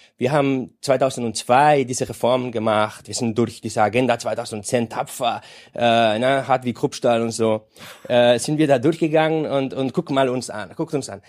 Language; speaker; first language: German; non-native, fluent; Spanish